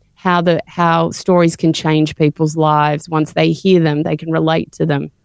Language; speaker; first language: English; native; English